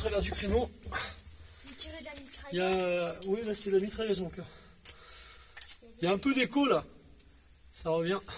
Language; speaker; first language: French; native; French